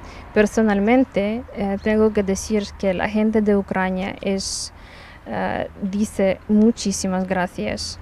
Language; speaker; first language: Spanish; non-native, learner; Ukrainian